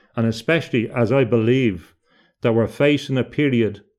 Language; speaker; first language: English; native; English